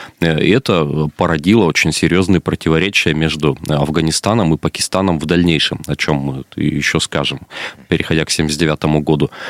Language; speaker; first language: Russian; native; Russian